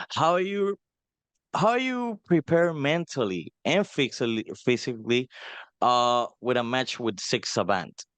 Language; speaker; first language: English; non-native, fluent; Spanish